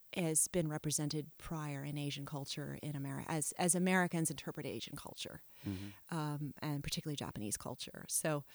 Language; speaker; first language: English; native; English